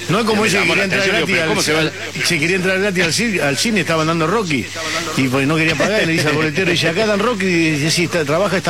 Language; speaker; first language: Spanish; native; Spanish